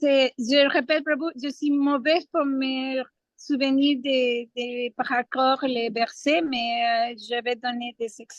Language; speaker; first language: French; non-native, learner; Spanish